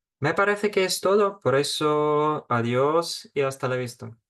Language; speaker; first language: Spanish; non-native, fluent; Ukrainian